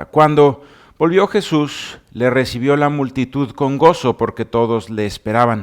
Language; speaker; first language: Spanish; native; Spanish